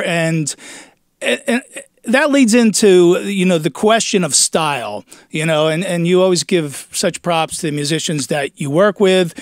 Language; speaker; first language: English; native; English